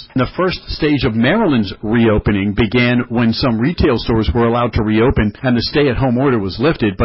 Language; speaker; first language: English; native; English